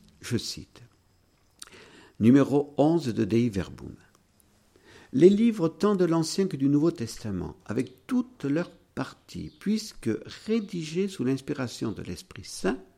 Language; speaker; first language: French; native; French